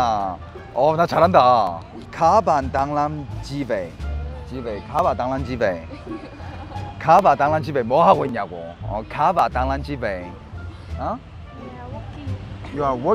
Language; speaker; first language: Korean; native; Korean